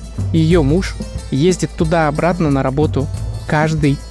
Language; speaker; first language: Russian; native; Russian